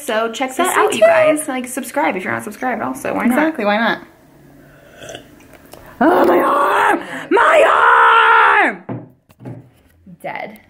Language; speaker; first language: English; native; English